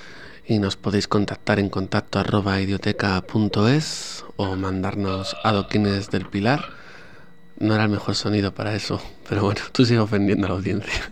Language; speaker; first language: Spanish; native; Spanish